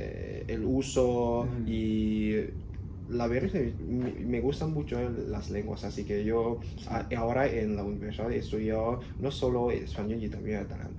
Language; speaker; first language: Spanish; non-native, learner; Cantonese